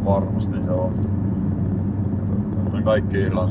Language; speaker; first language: Finnish; native; Finnish